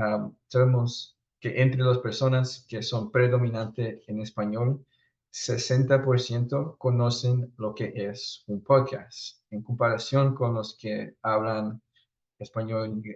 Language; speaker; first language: Spanish; early bilingual, heritage; Spanish